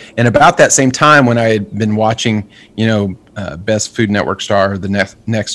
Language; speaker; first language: English; native; English